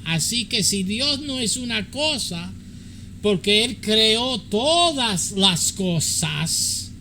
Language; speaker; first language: Spanish; early bilingual, heritage; English